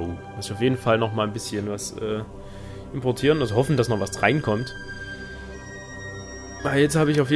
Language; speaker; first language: German; native; German